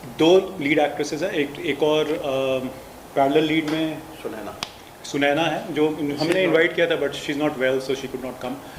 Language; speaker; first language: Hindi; native; Hindi